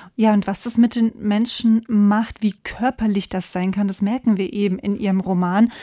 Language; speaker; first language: German; native; German